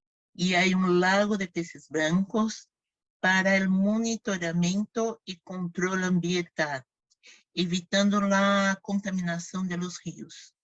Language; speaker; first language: Spanish; non-native, fluent; Portuguese